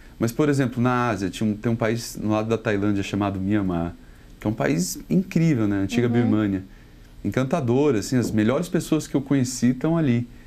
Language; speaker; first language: Portuguese; native; Portuguese